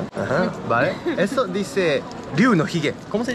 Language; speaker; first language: Spanish; non-native, learner; Japanese